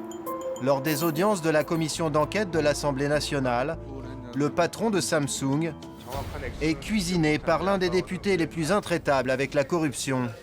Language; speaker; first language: French; native; French